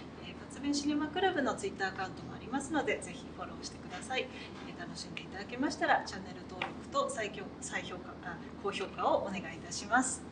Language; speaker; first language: Japanese; native; Japanese